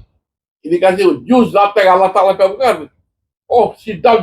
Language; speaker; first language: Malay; non-native, learner; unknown